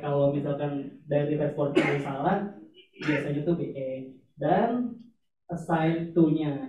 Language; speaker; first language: Indonesian; native; Indonesian